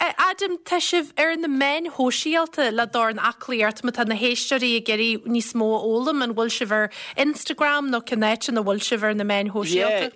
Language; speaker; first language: Irish; native; Irish